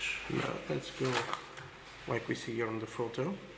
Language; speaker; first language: English; non-native, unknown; Portuguese